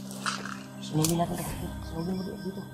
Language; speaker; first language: Filipino; non-native, local second language; Cebuano